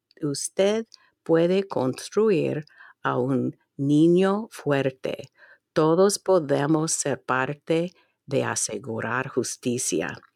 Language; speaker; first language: Spanish; non-native, fluent; English